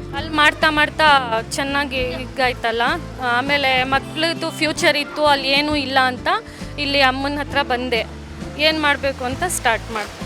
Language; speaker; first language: Kannada; non-native, local second language; Urdu